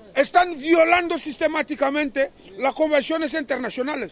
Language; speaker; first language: Spanish; non-native, fluent; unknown